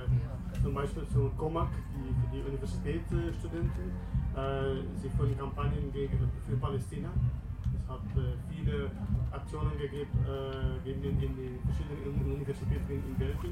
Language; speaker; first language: German; non-native, learner; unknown